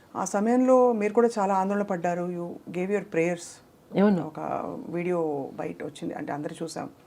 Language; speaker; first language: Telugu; native; Telugu